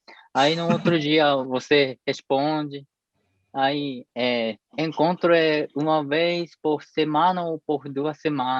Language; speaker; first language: Portuguese; non-native, fluent; Japanese